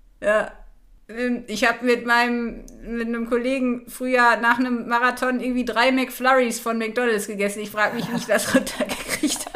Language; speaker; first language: German; native; German